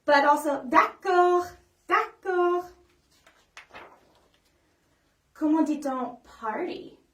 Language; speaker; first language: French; non-native, fluent; English